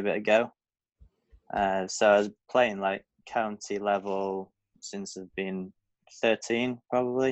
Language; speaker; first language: English; native; English